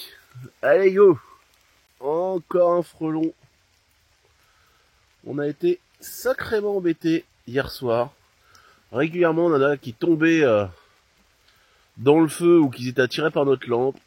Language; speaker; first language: French; native; French